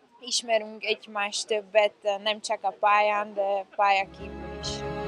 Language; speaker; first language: Hungarian; non-native, learner; Czech